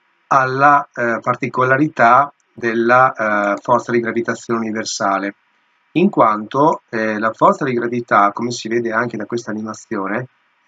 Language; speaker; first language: Italian; native; Italian